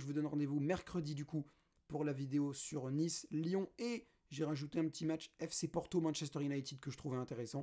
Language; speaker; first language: French; native; French